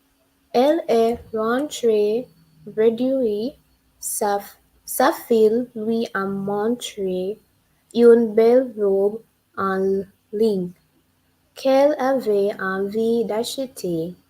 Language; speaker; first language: French; non-native, learner; English